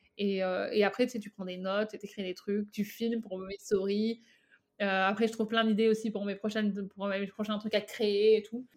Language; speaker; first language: French; native; French